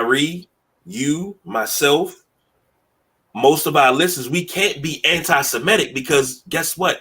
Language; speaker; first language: English; native; English